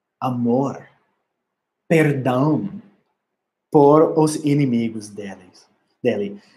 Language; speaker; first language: Portuguese; non-native, learner; English